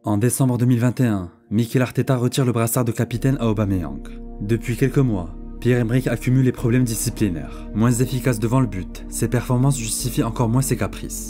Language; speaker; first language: French; native; French